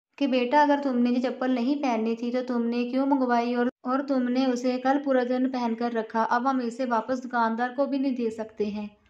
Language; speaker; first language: Hindi; non-native, local second language; Punjabi